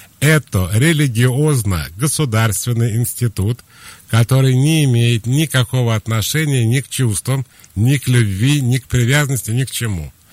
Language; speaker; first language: Russian; native; Russian